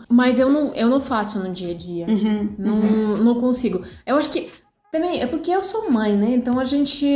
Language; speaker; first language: Portuguese; non-native, fluent; Russian